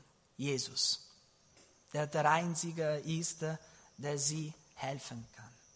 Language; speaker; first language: German; non-native, learner; Italian